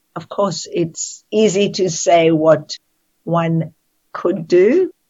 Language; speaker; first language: English; native; English